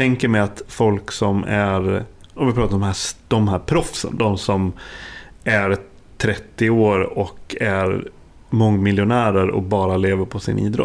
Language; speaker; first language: Swedish; native; Swedish